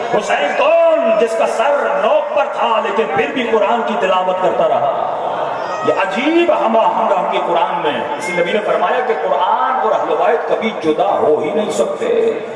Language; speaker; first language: Urdu; non-native, local second language; Sindhi